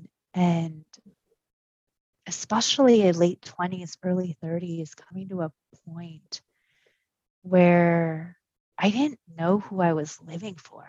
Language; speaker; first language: English; early bilingual, other home language; Japanese